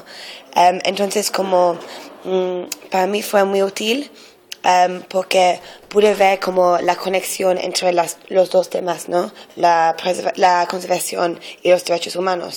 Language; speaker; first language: Spanish; non-native, fluent; English